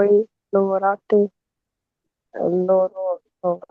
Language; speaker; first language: Italian; non-native, learner; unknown